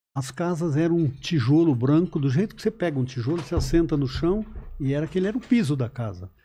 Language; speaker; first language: Portuguese; native; Portuguese